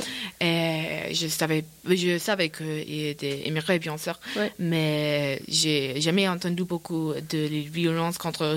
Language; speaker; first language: French; non-native, learner; English